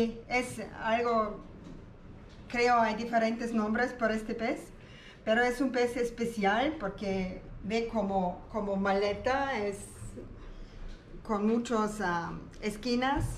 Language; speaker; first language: Spanish; non-native, learner; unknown